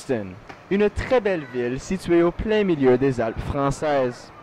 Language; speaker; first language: French; native; French